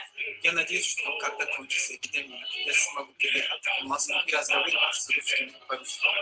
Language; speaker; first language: Russian; non-native, learner; Turkish